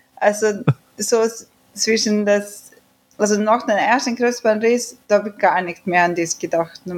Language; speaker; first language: German; non-native, fluent; Swedish